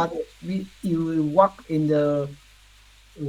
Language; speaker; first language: English; non-native, learner; Vietnamese